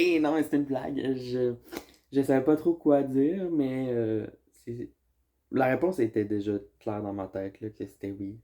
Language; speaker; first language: French; native; French